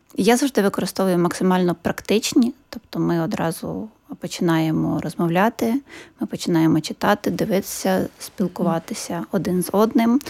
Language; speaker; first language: Ukrainian; native; Ukrainian